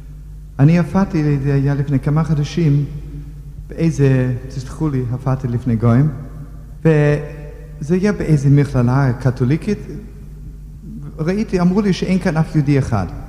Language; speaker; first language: Hebrew; non-native, fluent; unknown